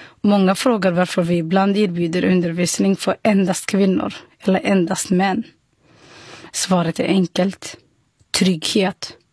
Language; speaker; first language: Swedish; non-native, fluent; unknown